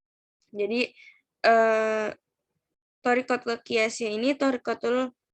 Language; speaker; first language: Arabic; non-native, learner; Indonesian